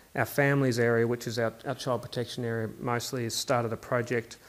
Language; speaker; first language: English; native; English